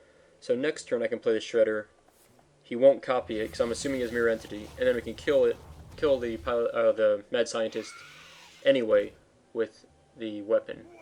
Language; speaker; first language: English; native; English